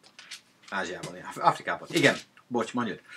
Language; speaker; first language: Hungarian; non-native, learner; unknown